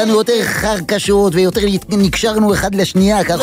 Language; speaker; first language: Hebrew; native; Hebrew